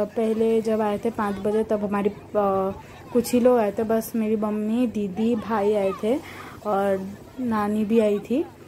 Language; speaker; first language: Hindi; non-native, local second language; Bangla